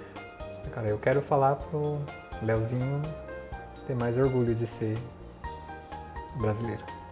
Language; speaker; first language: Portuguese; early bilingual, heritage; Japanese